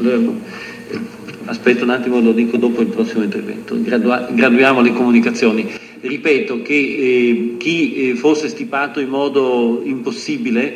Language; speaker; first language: Italian; native; Italian